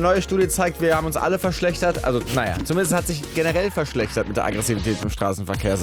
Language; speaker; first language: German; native; German